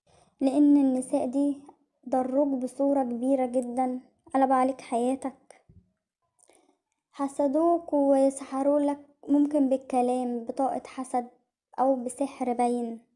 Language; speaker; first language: Arabic; native; Arabic